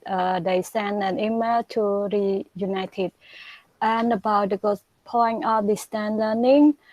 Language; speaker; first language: English; non-native, learner; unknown